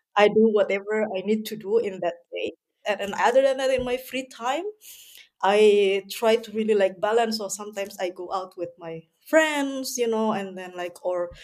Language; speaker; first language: English; non-native, fluent; Indonesian